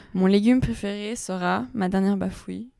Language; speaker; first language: French; native; French